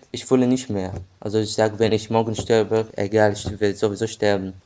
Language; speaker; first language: German; non-native, learner; Arabic